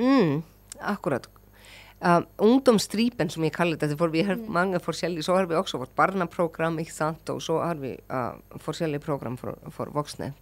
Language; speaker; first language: Norwegian; non-native, fluent; Icelandic